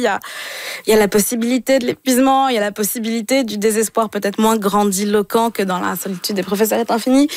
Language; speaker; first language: French; native; French